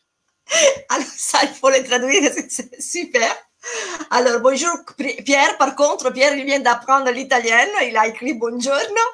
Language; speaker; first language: French; non-native, fluent; Italian